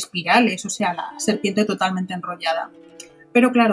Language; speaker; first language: Spanish; native; Spanish